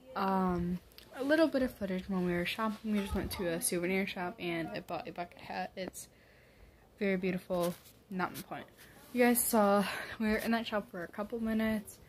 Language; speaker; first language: English; native; English